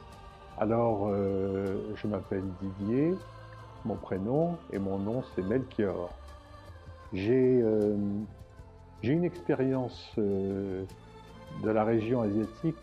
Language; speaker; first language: French; early bilingual, heritage; French